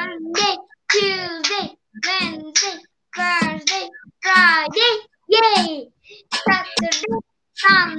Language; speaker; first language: English; non-native, learner; Turkish